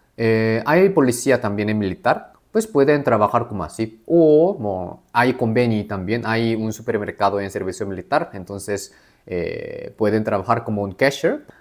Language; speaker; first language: Spanish; non-native, fluent; Korean